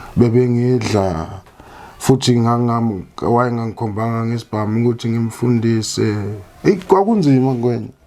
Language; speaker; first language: Zulu; native; Zulu